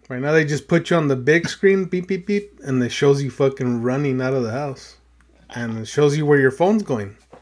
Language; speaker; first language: English; early bilingual, other home language; Spanish